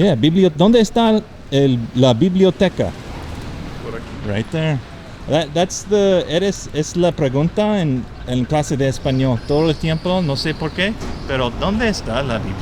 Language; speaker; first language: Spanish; non-native, learner; English